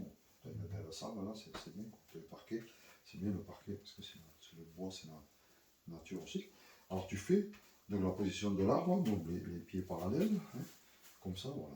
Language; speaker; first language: French; native; French